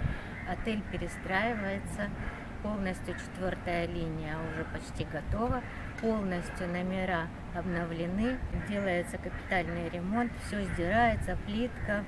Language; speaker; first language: Russian; native; Russian